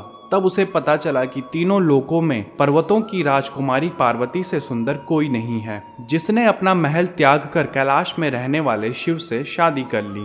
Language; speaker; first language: Hindi; native; Hindi